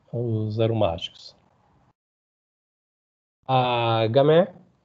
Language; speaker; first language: Portuguese; native; Portuguese